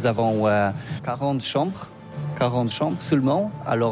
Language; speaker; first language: French; non-native, learner; Polish